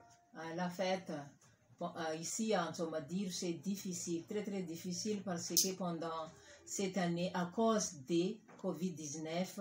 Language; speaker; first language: French; non-native, local second language; Malagasy